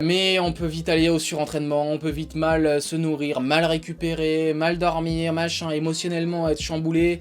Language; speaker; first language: French; native; French